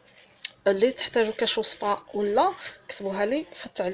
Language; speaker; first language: Arabic; native; Arabic